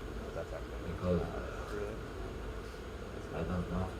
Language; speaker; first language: English; non-native, learner; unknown